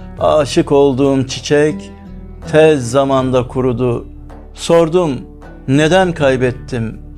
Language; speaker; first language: Turkish; native; Turkish